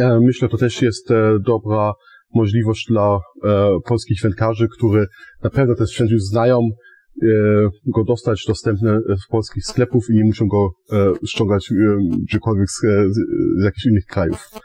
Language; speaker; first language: Polish; non-native, fluent; German